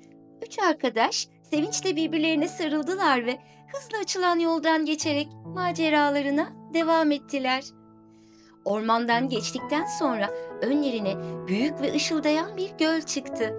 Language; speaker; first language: Turkish; native; Turkish